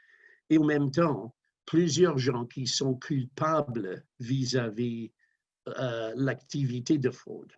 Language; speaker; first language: French; non-native, fluent; English